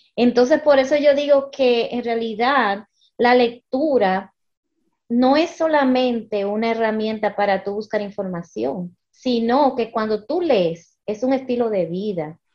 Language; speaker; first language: Spanish; early bilingual, heritage; Spanish